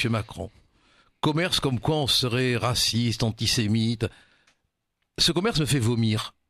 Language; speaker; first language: French; native; French